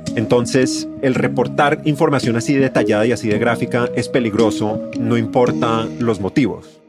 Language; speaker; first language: Spanish; native; Spanish